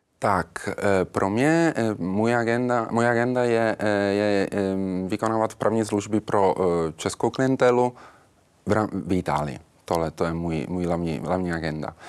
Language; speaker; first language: Czech; non-native, learner; Italian